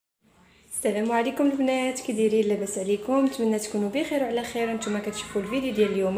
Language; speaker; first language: Arabic; native; Arabic